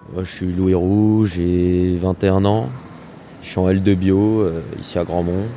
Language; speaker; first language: French; native; French